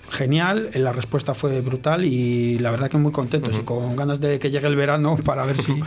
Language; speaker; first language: Spanish; early bilingual, heritage; French